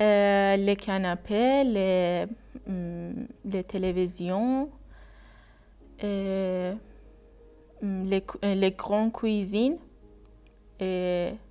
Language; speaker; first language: French; non-native, learner; Persian